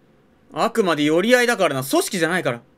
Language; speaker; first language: Japanese; native; Japanese